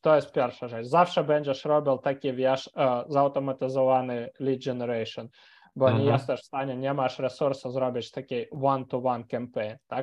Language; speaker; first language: Polish; non-native, fluent; Ukrainian